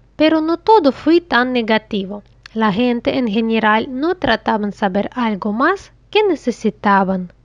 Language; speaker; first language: Spanish; non-native, learner; Russian